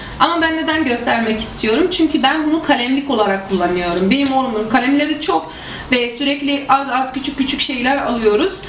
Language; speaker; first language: Turkish; non-native, fluent; Arabic